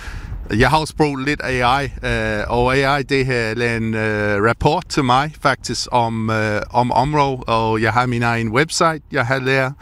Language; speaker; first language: Danish; non-native, fluent; English